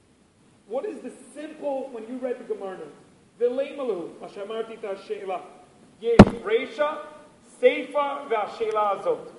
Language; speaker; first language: Hebrew; non-native, fluent; English